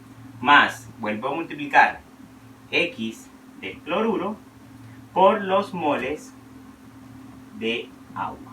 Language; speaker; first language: Spanish; native; Spanish